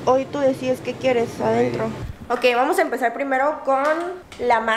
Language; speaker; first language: Spanish; early bilingual, other home language; Korean